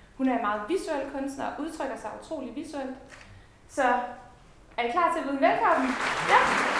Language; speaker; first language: Danish; native; Danish